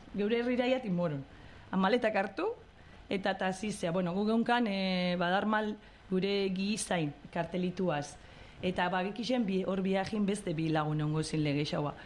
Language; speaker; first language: Basque; native; Basque